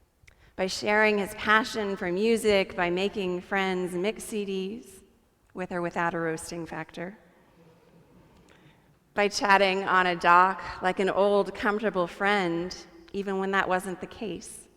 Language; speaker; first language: English; native; English